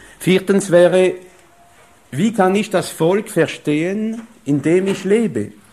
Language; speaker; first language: German; non-native, fluent; French